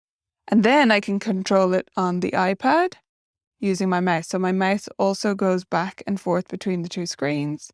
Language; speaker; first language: English; native; English